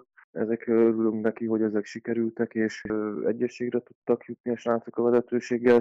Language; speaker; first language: Hungarian; native; Hungarian